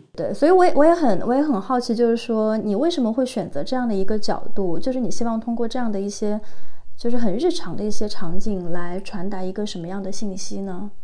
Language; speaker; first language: Chinese; native; Chinese